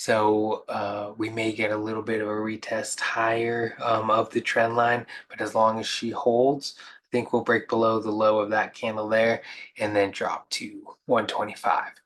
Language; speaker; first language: English; native; English